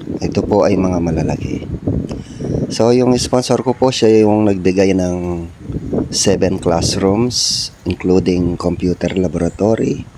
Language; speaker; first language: Filipino; non-native, local second language; Pampanga